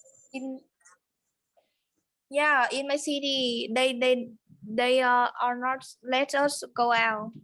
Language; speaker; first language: English; non-native, learner; Vietnamese